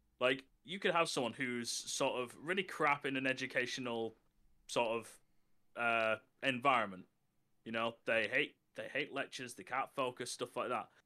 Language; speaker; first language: English; native; English